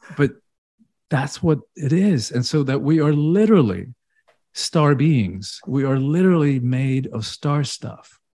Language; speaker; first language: English; early bilingual, other home language; Spanish